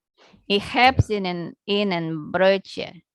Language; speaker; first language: Dutch; non-native, learner; Indonesian